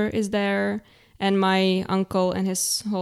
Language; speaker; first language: English; non-native, fluent; Czech